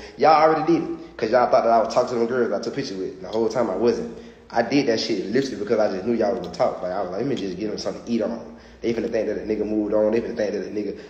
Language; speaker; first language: English; native; English